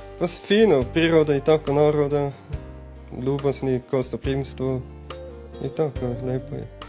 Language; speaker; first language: Bosnian; non-native, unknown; German